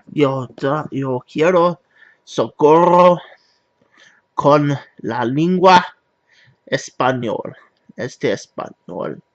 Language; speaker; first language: Spanish; non-native, learner; English